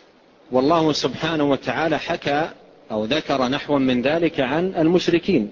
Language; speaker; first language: Arabic; native; Arabic